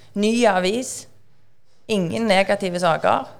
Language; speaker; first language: Norwegian; native; Norwegian